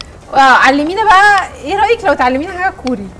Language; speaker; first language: Arabic; native; Arabic